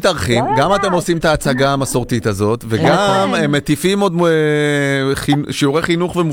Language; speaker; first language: Hebrew; native; Hebrew